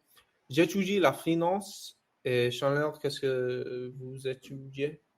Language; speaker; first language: French; non-native, learner; English